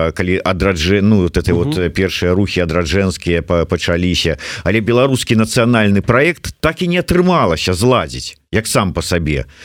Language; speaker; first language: Belarusian; native; Belarusian